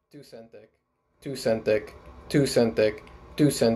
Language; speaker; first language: Hungarian; non-native, learner; English